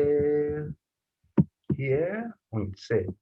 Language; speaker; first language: German; non-native, fluent; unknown